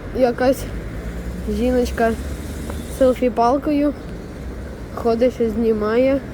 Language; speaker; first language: Ukrainian; non-native, local second language; Russian